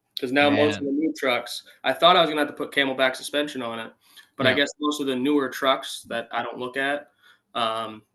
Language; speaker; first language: English; native; English